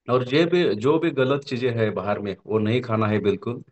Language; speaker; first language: Hindi; non-native, local second language; Marathi